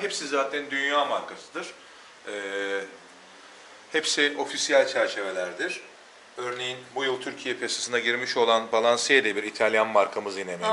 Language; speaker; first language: Turkish; native; Turkish